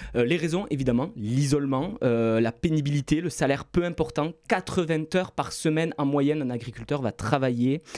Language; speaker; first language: French; native; French